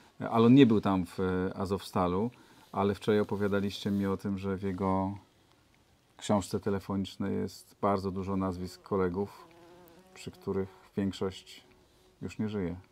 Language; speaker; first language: Polish; native; Polish